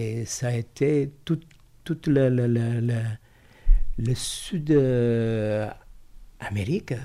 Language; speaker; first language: French; non-native, fluent; Italian